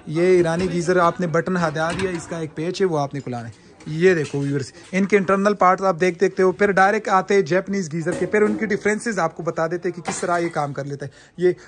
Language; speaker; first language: Urdu; non-native, local second language; Pashto